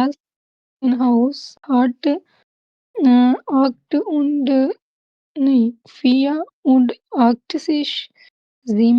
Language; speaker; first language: German; non-native, learner; Urdu